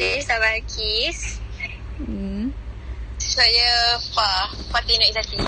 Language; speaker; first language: Malay; native; Malay